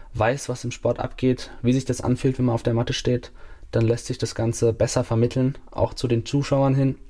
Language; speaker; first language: German; native; German